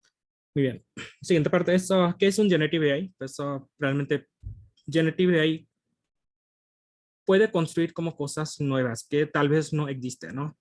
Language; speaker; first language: Spanish; non-native, fluent; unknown